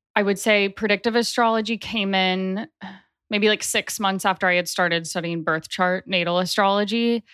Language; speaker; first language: English; native; English